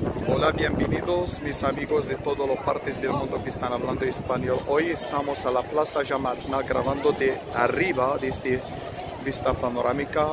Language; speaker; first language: Spanish; non-native, learner; Arabic